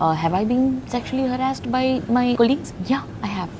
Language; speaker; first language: English; non-native, local second language; Malayalam